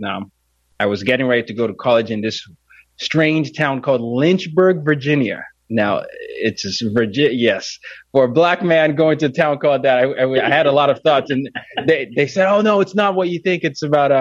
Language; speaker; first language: English; non-native, local second language; Yoruba